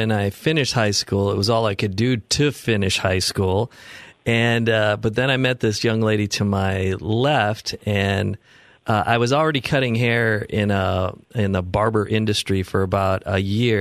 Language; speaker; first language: English; native; English